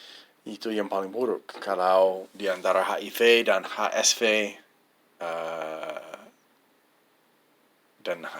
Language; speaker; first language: Indonesian; non-native, fluent; English